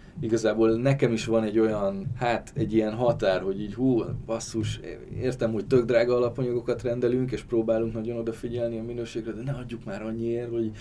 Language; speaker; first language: Hungarian; native; Hungarian